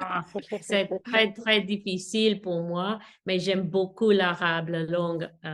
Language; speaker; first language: French; non-native, learner; English